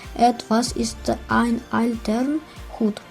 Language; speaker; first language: German; non-native, learner; Ukrainian